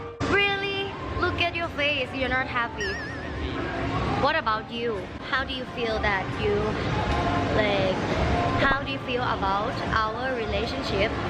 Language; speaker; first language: English; non-native, learner; Thai